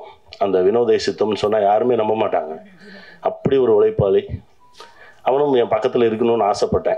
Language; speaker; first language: Tamil; native; Tamil